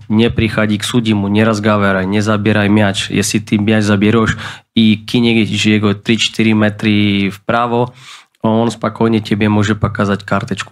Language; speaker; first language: Russian; non-native, fluent; Czech